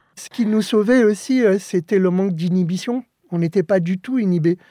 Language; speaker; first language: French; early bilingual, other home language; Spanish